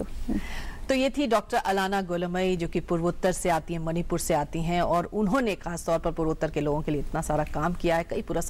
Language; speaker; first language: Hindi; native; Hindi